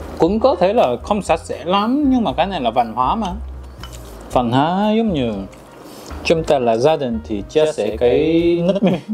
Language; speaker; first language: Vietnamese; non-native, fluent; Korean